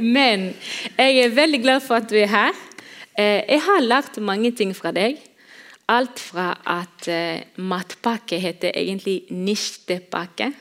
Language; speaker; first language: Norwegian; non-native, fluent; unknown